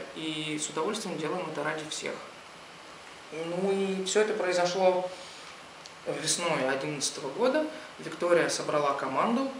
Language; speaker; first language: Russian; native; Russian